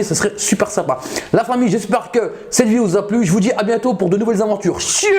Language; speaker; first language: French; native; French